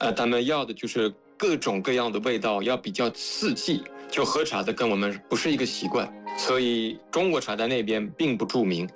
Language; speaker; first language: Chinese; non-native, fluent; French